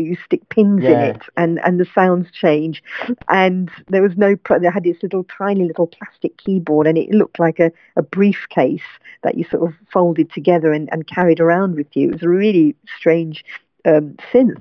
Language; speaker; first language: English; native; English